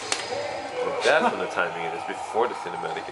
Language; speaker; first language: English; native; English